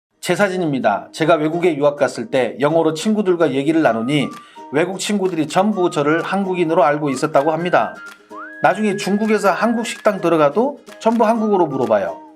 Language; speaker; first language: Korean; native; Korean